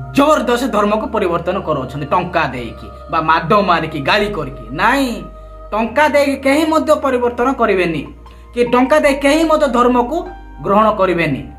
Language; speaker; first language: Odia; non-native, local second language; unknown